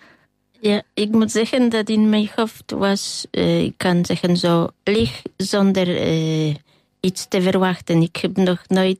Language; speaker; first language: Dutch; non-native, learner; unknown